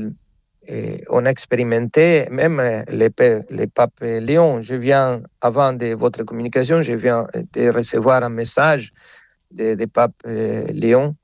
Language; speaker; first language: French; non-native, fluent; Spanish